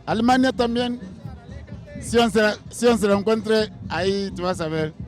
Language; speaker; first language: Spanish; non-native, learner; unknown